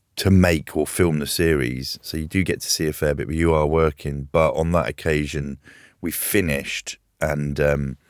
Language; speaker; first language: English; native; English